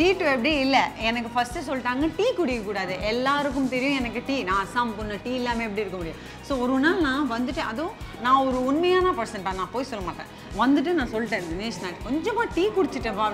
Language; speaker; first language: Tamil; non-native, local second language; Assamese